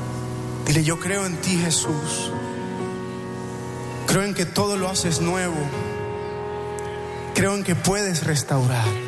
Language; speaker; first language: Spanish; native; Spanish